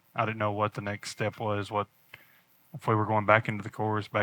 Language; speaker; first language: English; native; English